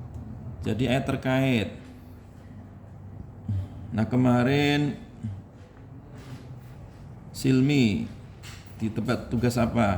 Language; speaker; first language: Indonesian; native; Indonesian